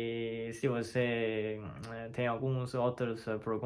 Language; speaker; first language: Portuguese; non-native, learner; Chinese